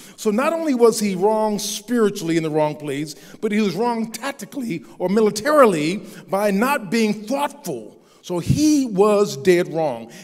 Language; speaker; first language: English; native; English